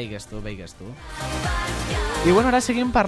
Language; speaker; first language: Catalan; native; Catalan